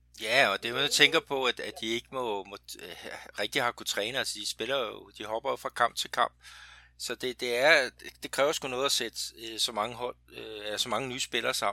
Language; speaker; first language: Danish; native; Danish